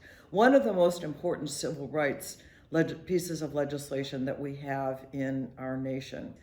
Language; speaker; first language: English; native; English